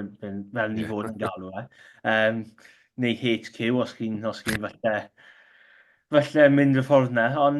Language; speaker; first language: Welsh; non-native, local second language; English